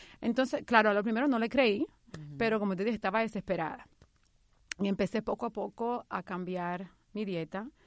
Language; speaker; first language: Spanish; native; Spanish